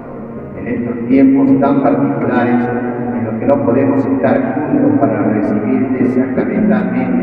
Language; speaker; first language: Spanish; native; Spanish